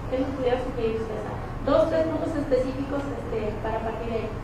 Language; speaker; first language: Spanish; native; Spanish